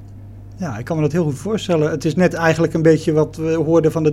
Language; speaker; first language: Dutch; native; Dutch